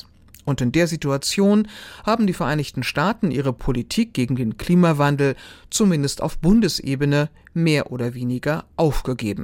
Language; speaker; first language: German; native; German